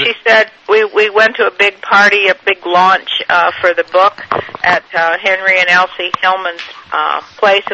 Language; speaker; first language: English; native; English